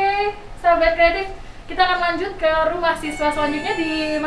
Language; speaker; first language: Indonesian; native; Indonesian